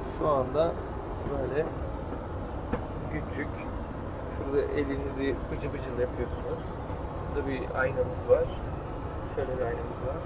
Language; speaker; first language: Turkish; native; Turkish